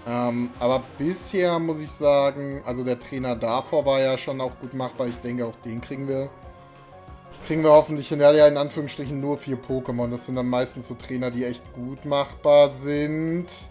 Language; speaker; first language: German; native; German